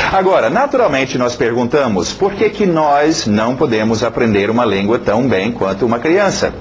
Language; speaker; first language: Portuguese; non-native, fluent; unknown